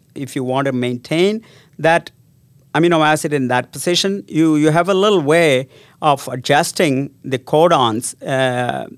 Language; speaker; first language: English; non-native, local second language; Tamil